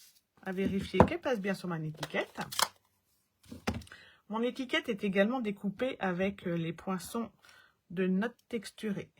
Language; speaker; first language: French; native; French